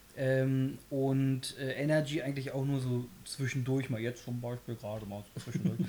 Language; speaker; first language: German; early bilingual, other home language; Polish